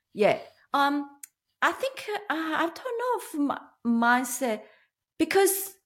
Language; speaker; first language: English; non-native, learner; Chinese